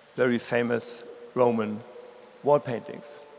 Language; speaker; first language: English; non-native, fluent; German